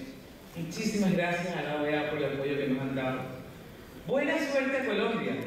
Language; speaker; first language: Spanish; native; Spanish